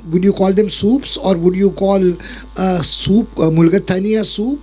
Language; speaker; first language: English; non-native, local second language; Hindi